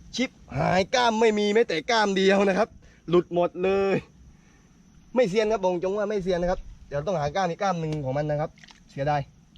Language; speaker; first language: Thai; native; Thai